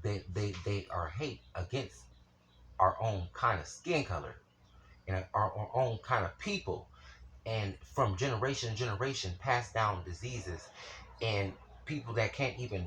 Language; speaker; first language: English; native; English